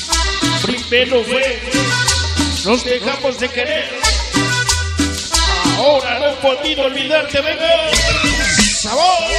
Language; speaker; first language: Spanish; native; Spanish